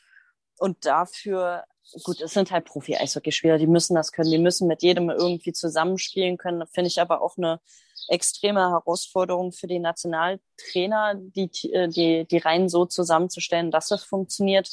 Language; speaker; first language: German; native; German